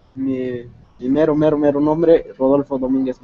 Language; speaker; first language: Spanish; non-native, local second language; Tzotzil